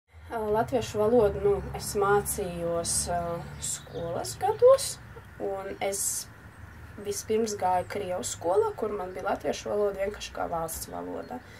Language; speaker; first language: Latvian; non-native, local second language; Russian